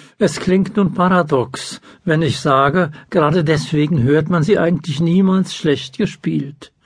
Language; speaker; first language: German; native; German